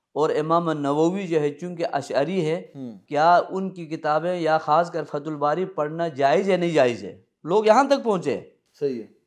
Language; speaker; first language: Urdu; early bilingual, other home language; Balti